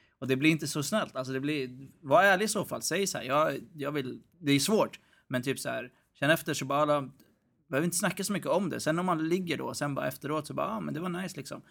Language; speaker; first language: Swedish; early bilingual, other home language; Arabic